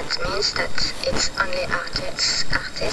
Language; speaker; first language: English; non-native, fluent; French